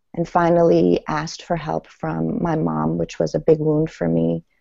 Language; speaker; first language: English; early bilingual, other home language; Persian